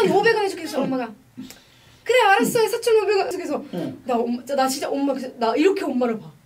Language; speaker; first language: Korean; non-native, fluent; Arabic